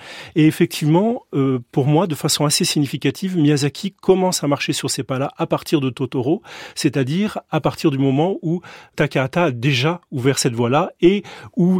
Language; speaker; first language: French; native; French